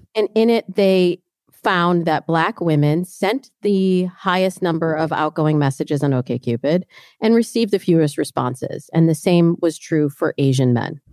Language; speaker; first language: English; native; English